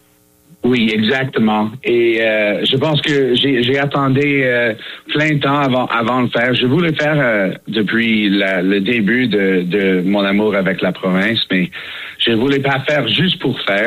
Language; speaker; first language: French; non-native, fluent; English